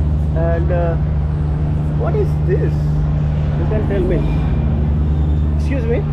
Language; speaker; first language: English; non-native, local second language; Hindi